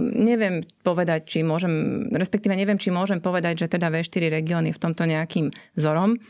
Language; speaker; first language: Slovak; native; Slovak